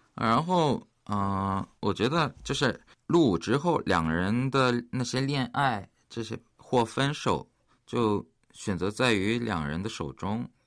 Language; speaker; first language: Chinese; early bilingual, other home language; Korean